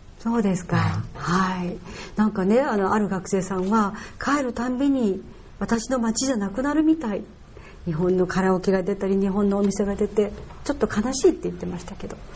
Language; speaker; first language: Japanese; native; Japanese